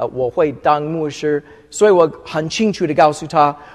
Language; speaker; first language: Chinese; non-native, fluent; English